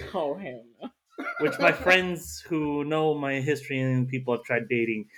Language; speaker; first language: English; native; English